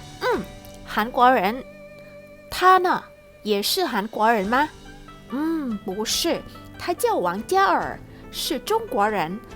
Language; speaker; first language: Chinese; non-native, fluent; Thai